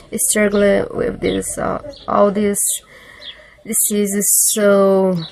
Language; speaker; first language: English; non-native, learner; Portuguese